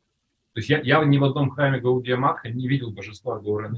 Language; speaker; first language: Russian; native; Russian